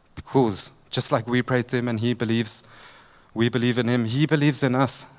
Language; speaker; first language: English; native; English